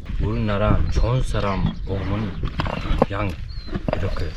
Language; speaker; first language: Korean; non-native, learner; Mongolian